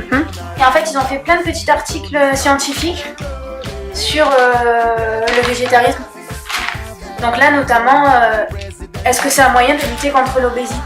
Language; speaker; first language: French; native; French